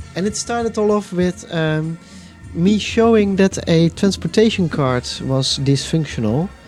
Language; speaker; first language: English; non-native, fluent; Dutch